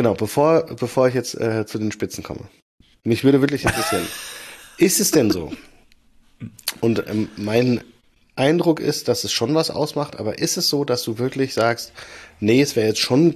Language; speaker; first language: German; native; German